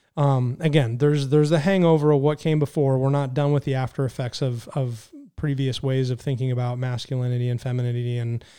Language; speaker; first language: English; native; English